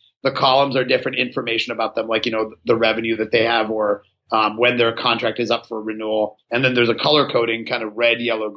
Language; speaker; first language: English; native; English